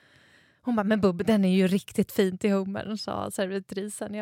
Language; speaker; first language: Swedish; native; Swedish